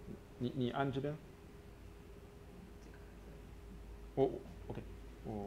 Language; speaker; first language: Chinese; non-native, learner; French